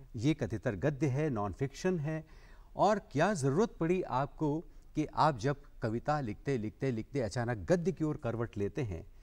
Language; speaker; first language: Hindi; native; Hindi